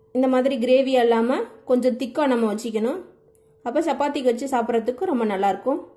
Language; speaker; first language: Tamil; non-native, local second language; Telugu